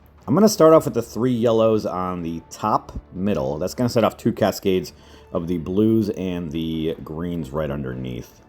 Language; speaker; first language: English; native; English